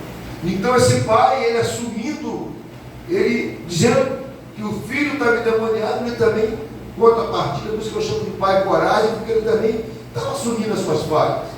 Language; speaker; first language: Portuguese; native; Portuguese